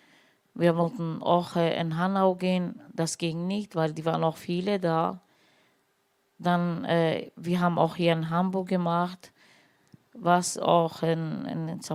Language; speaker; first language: German; non-native, learner; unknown